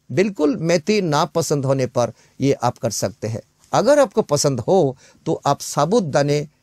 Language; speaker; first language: Hindi; non-native, local second language; Bangla